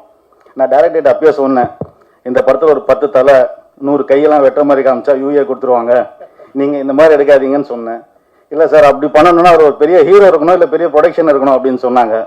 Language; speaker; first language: Tamil; native; Tamil